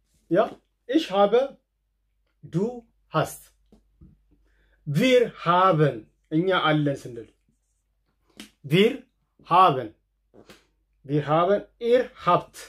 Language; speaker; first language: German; non-native, fluent; Amharic